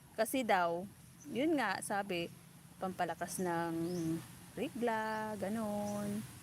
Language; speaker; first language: Filipino; non-native, local second language; Bikol